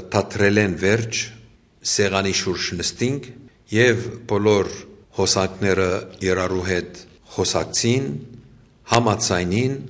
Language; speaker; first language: Armenian; early bilingual, heritage; Armenian